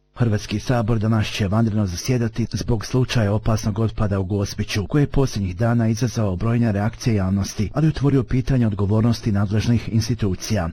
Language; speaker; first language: Bosnian; native; Bosnian